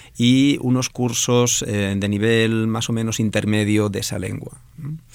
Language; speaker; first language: Spanish; non-native, local second language; Catalan